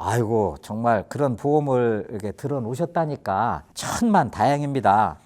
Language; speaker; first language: Korean; native; Korean